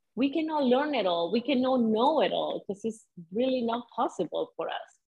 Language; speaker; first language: English; non-native, fluent; Spanish